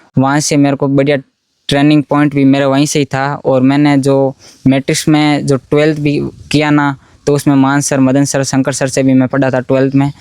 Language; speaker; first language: Hindi; native; Hindi